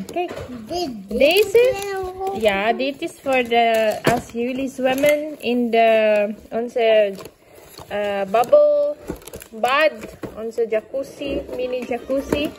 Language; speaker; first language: Dutch; non-native, learner; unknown